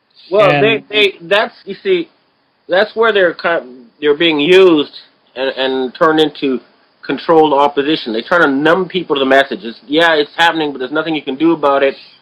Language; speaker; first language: English; native; English